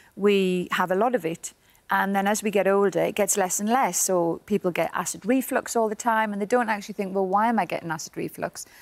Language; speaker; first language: English; native; English